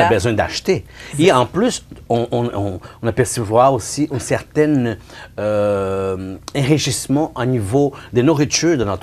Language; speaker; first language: French; non-native, fluent; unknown